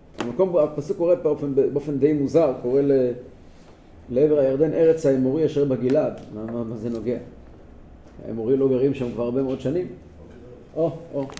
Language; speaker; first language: Hebrew; native; Hebrew